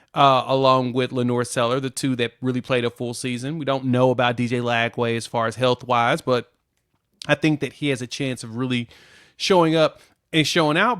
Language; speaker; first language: English; native; English